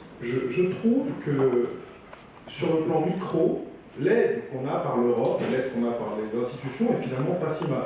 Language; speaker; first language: French; native; French